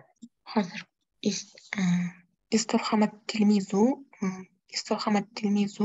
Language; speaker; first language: Arabic; non-native, learner; Uzbek